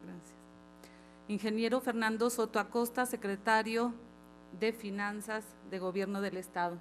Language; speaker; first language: Spanish; native; Spanish